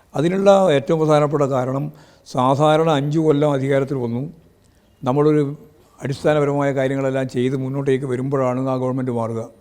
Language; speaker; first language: Malayalam; native; Malayalam